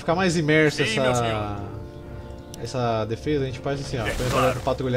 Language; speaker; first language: Portuguese; native; Portuguese